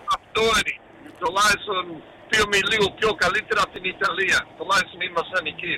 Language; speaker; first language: Greek; early bilingual, heritage; Greek